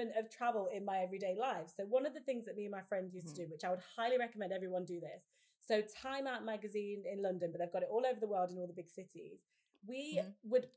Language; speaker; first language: English; native; English